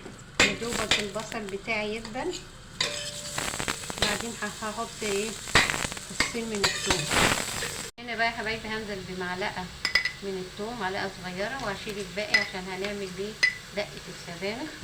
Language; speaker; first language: Arabic; native; Arabic